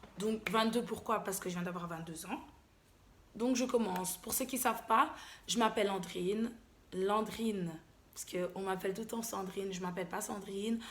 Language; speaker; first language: French; early bilingual, other home language; Lingala